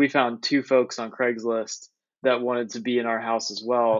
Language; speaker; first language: English; native; English